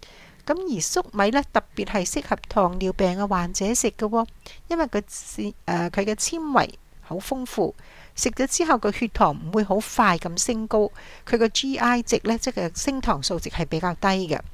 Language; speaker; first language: Chinese; non-native, local second language; Cantonese